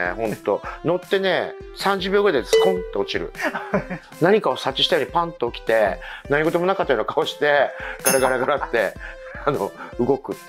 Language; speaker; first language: Japanese; native; Japanese